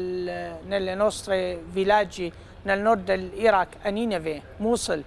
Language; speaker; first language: Italian; non-native, fluent; Arabic